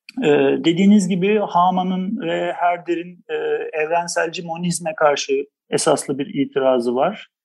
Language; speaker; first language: Turkish; native; Turkish